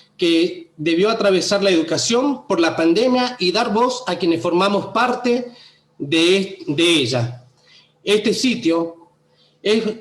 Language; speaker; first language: Spanish; native; Spanish